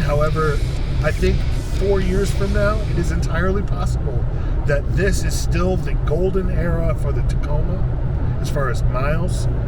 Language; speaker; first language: English; native; English